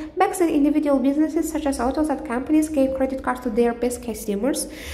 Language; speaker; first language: English; non-native, fluent; Azerbaijani